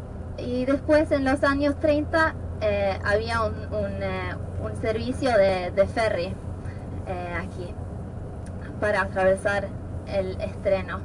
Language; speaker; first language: Spanish; non-native, fluent; Norwegian